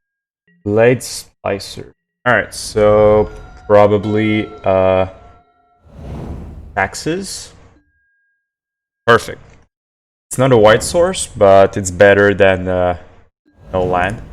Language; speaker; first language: English; non-native, fluent; French